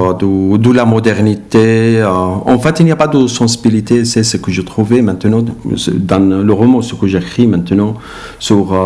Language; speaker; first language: French; non-native, learner; Arabic